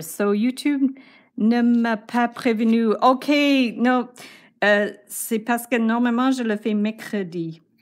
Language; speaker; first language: French; non-native, fluent; English